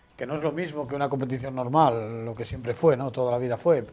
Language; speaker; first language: Spanish; native; Spanish